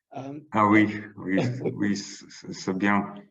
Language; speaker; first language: French; non-native, learner; Russian